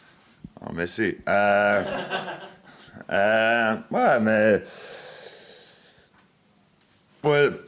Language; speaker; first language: French; non-native, fluent; English